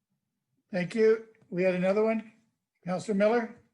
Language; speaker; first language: English; native; English